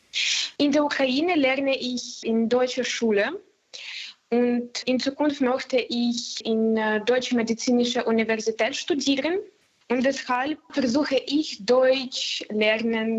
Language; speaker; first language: German; non-native, learner; Ukrainian